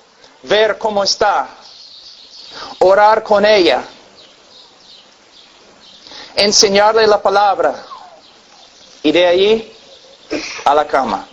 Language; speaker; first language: Spanish; non-native, fluent; English